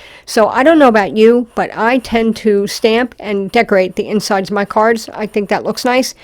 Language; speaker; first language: English; native; English